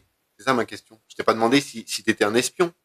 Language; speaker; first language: French; native; French